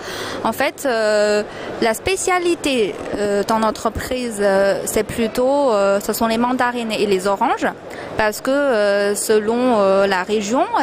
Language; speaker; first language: French; non-native, fluent; Chinese